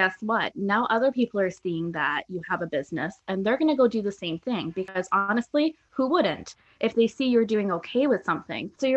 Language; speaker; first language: English; native; English